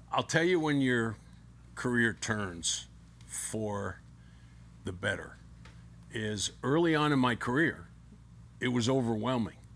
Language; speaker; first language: English; native; English